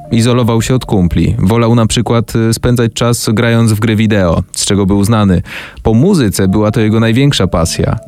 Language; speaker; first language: Polish; native; Polish